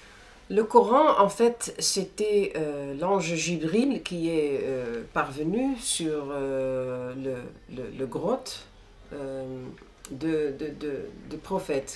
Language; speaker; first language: French; non-native, fluent; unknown